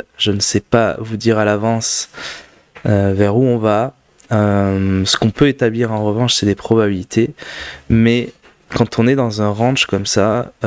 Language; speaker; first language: French; native; French